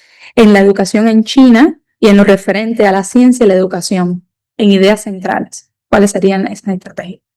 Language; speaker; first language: Spanish; native; Spanish